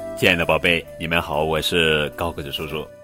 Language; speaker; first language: Chinese; native; Chinese